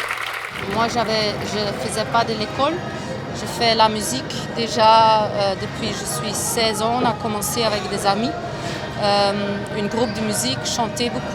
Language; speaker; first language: French; non-native, fluent; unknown